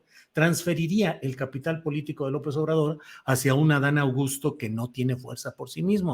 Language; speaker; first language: Spanish; native; Spanish